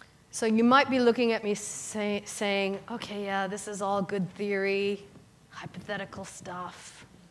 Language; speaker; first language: English; native; English